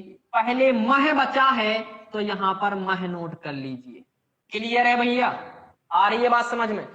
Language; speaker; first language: Hindi; native; Hindi